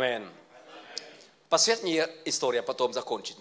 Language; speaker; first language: Russian; non-native, learner; Vietnamese